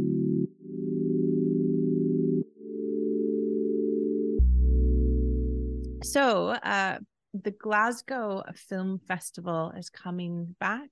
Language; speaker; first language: English; native; English